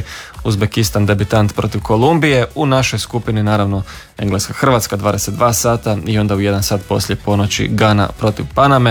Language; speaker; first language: Serbian; native; Serbian